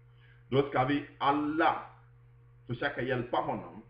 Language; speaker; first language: Swedish; non-native, fluent; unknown